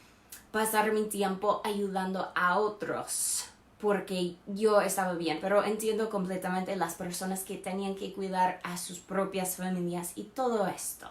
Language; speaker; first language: Spanish; non-native, fluent; English